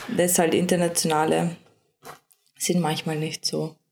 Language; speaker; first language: German; native; German